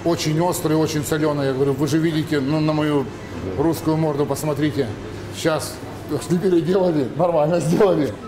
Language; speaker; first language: Russian; native; Russian